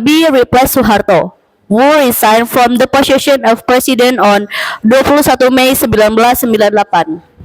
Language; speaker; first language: English; non-native, learner; Indonesian